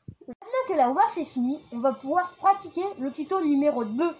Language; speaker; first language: French; native; French